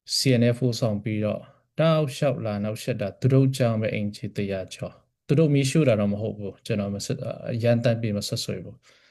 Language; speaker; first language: Burmese; non-native, local second language; Hakha Chin